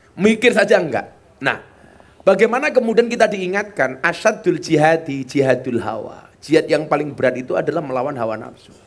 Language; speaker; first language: Indonesian; non-native, local second language; Javanese